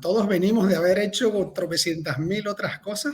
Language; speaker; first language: Spanish; native; Spanish